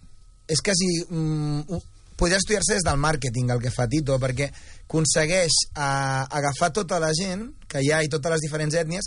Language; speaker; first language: Catalan; early bilingual, other home language; Bosnian